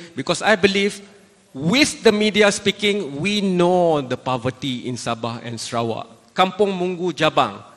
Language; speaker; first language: English; non-native, local second language; Malay